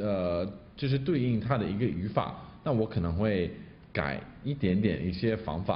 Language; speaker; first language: Chinese; non-native, fluent; English